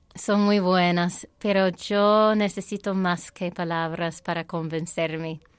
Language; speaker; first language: Spanish; non-native, fluent; English